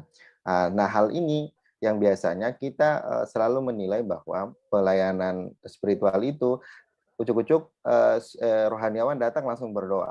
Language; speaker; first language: Indonesian; native; Indonesian